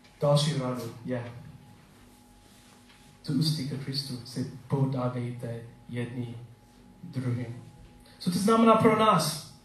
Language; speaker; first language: Czech; non-native, learner; English